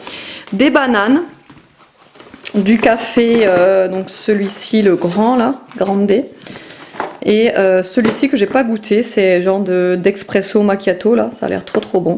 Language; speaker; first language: French; native; French